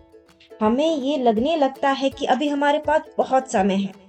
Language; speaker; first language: Hindi; native; Hindi